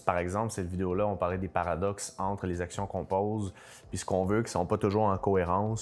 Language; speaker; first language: French; native; French